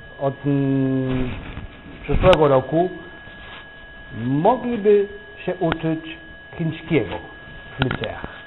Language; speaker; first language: Polish; non-native, fluent; Catalan